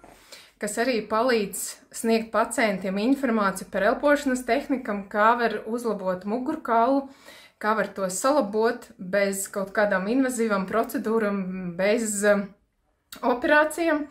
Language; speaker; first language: Latvian; non-native, local second language; Russian